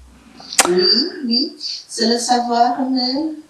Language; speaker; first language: French; non-native, fluent; Portuguese